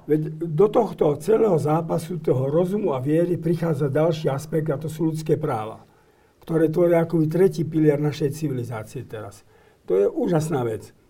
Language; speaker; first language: Slovak; native; Slovak